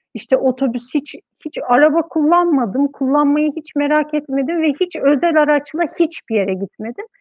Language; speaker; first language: Turkish; native; Turkish